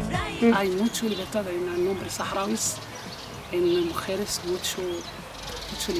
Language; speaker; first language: Spanish; non-native, learner; Arabic